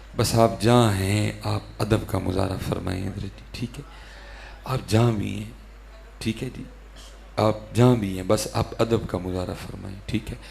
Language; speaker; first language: Urdu; non-native, local second language; Punjabi